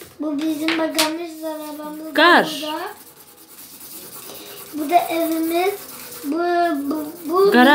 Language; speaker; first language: Turkish; early bilingual, heritage; Turkish